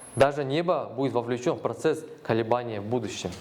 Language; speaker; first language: Russian; non-native, local second language; Kazakh